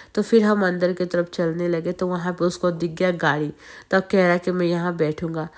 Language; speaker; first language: Hindi; non-native, local second language; Bangla